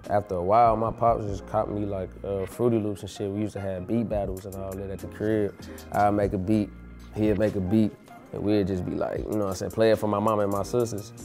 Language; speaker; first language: English; native; English